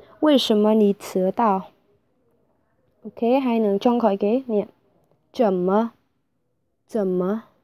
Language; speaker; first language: Chinese; non-native, learner; Khmer